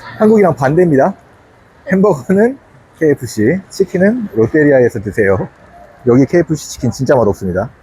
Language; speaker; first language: Korean; native; Korean